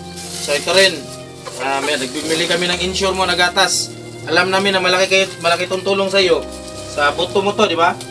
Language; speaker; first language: Filipino; non-native, local second language; Cebuano